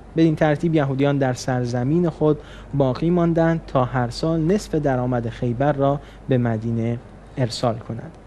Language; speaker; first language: Persian; native; Persian